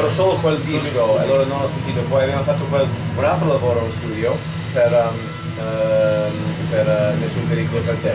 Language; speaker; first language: Italian; non-native, learner; English